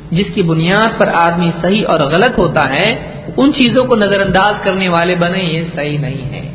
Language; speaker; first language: Urdu; native; Urdu